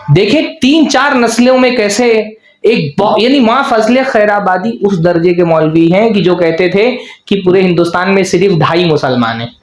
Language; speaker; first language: Urdu; native; Urdu